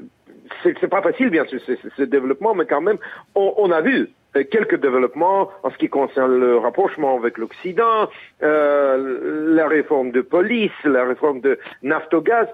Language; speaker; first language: French; non-native, fluent; Russian